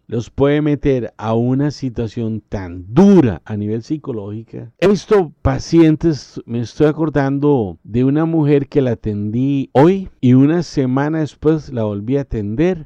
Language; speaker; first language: Spanish; native; Spanish